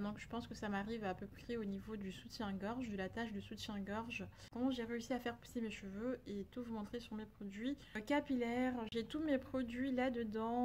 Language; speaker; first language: French; native; French